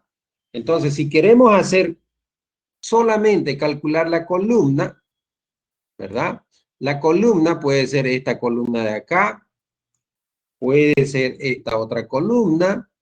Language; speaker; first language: Spanish; native; Spanish